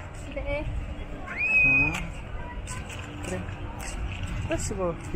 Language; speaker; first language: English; non-native, learner; Korean